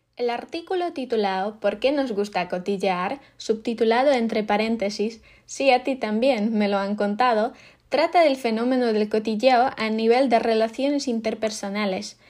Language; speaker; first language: Spanish; non-native, fluent; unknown